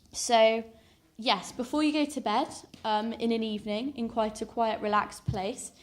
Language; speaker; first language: English; native; English